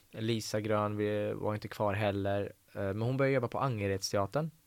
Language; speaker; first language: Swedish; early bilingual, other home language; Persian